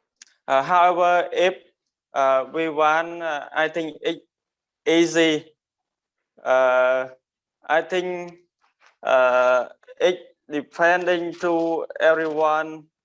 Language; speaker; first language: English; non-native, learner; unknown